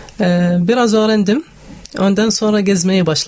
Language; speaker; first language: Turkish; non-native, learner; Arabic